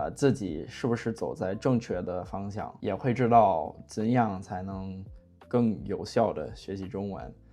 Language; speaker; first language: Chinese; non-native, fluent; English